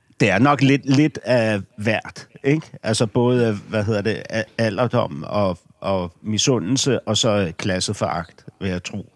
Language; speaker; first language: Danish; native; Danish